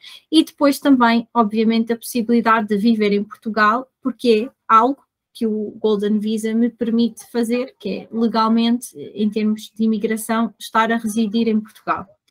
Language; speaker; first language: Portuguese; native; Portuguese